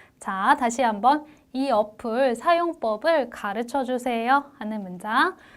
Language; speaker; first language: Korean; native; Korean